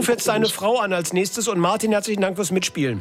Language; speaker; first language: German; native; German